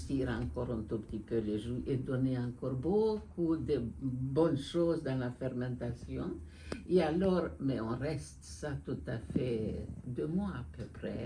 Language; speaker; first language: French; non-native, fluent; Romanian